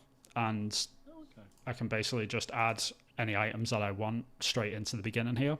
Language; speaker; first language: English; native; English